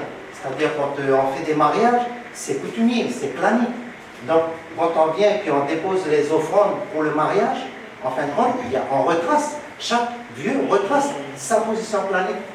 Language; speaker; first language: French; native; French